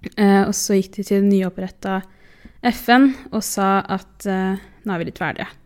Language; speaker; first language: Norwegian; early bilingual, other home language; Tigrinya